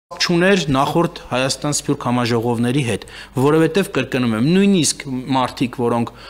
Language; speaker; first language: Armenian; early bilingual, heritage; Armenian